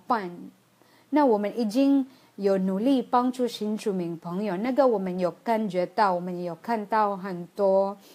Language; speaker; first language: Chinese; non-native, fluent; Filipino